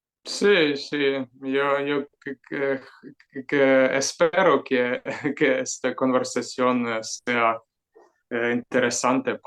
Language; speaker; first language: Spanish; non-native, fluent; Ukrainian